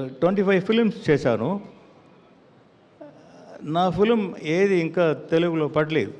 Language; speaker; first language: Telugu; non-native, learner; Tamil